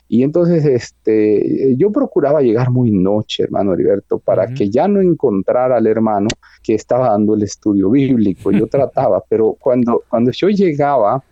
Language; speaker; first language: Spanish; native; Spanish